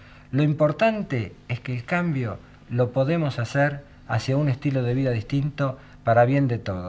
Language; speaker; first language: Spanish; native; Spanish